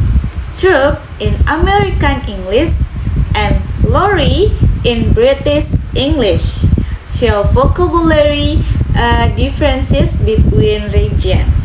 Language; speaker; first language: English; non-native, local second language; Indonesian